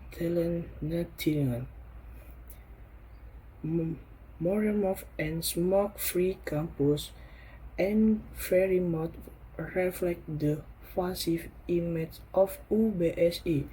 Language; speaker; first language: English; non-native, learner; Indonesian